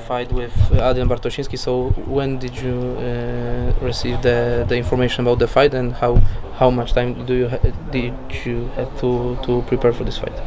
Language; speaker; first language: English; non-native, fluent; Polish